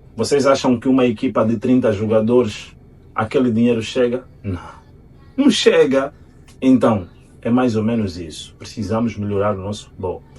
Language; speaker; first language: Portuguese; native; Portuguese